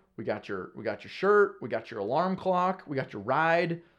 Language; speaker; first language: English; native; English